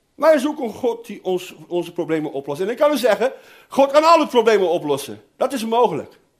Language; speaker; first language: Dutch; non-native, fluent; Portuguese